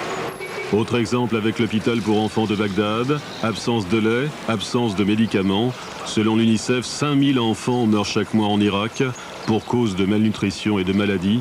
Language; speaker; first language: French; native; French